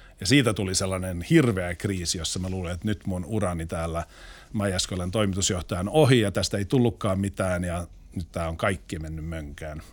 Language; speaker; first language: Finnish; non-native, local second language; Swedish